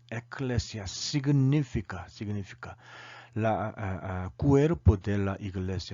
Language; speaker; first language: Spanish; non-native, learner; Korean